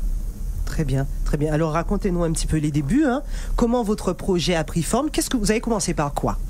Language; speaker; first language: French; native; French